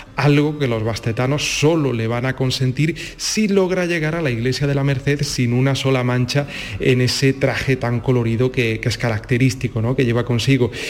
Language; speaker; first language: Spanish; native; Spanish